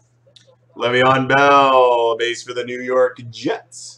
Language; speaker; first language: English; native; English